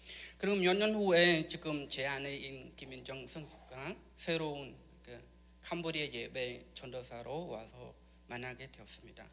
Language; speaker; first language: Korean; non-native, learner; Khmer